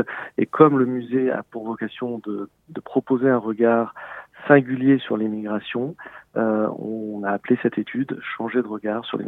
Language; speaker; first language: French; native; French